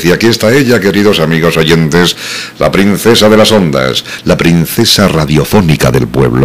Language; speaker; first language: Spanish; native; Spanish